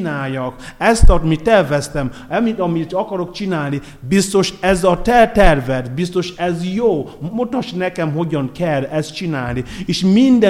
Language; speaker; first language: Hungarian; non-native, learner; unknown